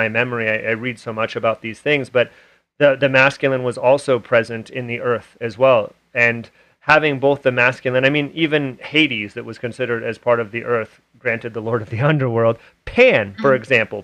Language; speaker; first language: English; native; English